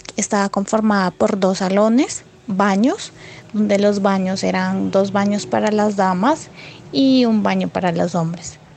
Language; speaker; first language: Spanish; native; Spanish